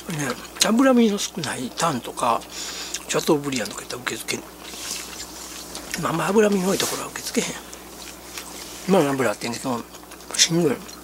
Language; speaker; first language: Japanese; native; Japanese